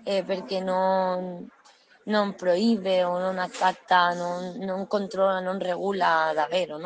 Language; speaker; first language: Italian; non-native, learner; Spanish